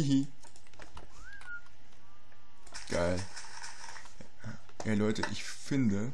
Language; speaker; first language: German; native; German